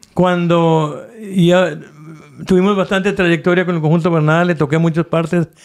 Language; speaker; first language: Spanish; native; Spanish